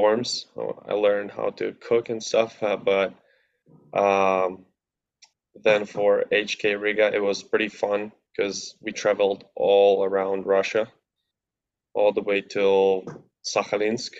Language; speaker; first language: English; non-native, fluent; Latvian